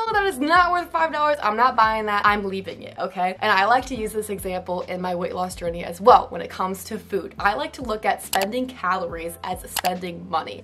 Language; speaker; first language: English; native; English